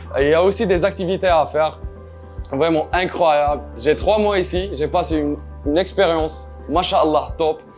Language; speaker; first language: French; non-native, local second language; Arabic